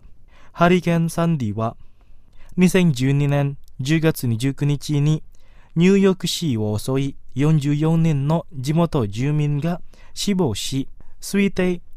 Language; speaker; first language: Japanese; non-native, fluent; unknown